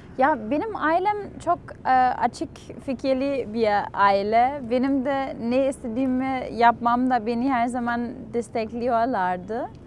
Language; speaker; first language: Turkish; non-native, fluent; German